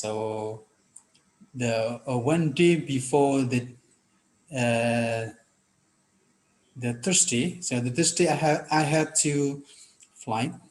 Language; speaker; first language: English; non-native, fluent; Indonesian